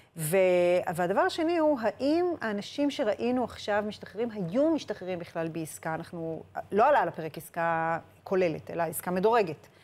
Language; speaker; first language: Hebrew; native; Hebrew